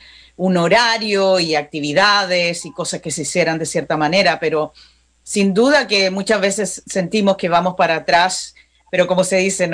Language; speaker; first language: Spanish; native; Spanish